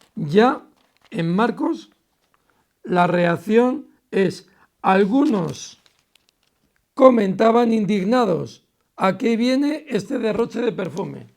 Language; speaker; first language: Spanish; native; Spanish